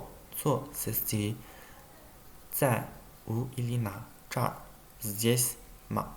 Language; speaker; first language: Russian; non-native, learner; Chinese